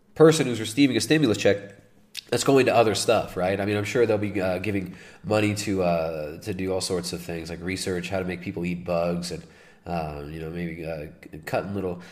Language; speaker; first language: English; native; English